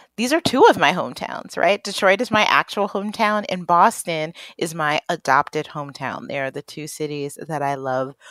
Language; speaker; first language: English; native; English